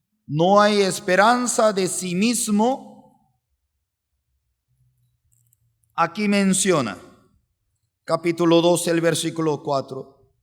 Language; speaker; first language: Spanish; non-native, fluent; Korean